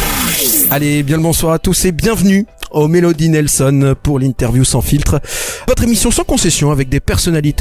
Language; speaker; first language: French; native; French